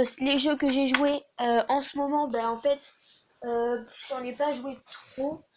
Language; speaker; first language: French; native; French